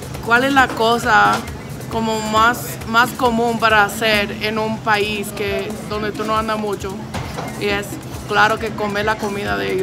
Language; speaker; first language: Spanish; non-native, fluent; English